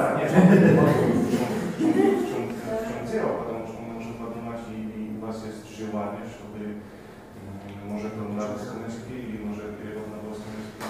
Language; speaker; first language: Russian; non-native, fluent; Polish